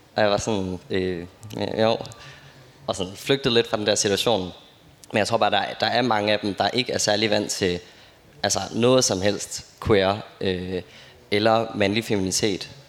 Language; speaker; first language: Danish; native; Danish